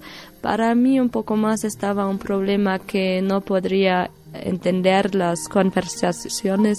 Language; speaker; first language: Spanish; non-native, learner; German